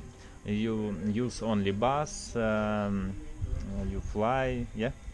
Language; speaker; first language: English; non-native, learner; Russian